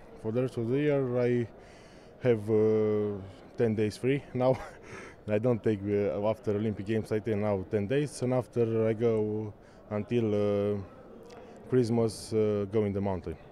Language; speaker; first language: English; non-native, learner; Romanian